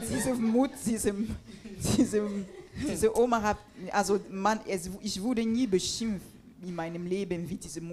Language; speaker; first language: German; non-native, fluent; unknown